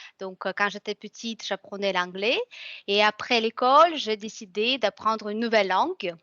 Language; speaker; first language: French; non-native, fluent; Russian